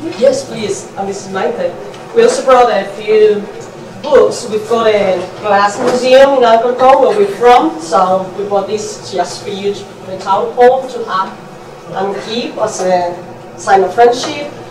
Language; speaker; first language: English; non-native, fluent; Spanish